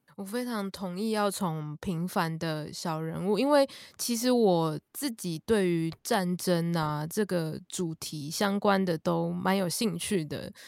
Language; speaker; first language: Chinese; native; Chinese